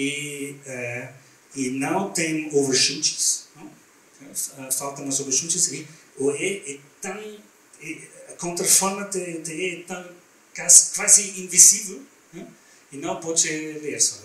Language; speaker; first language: Portuguese; non-native, learner; German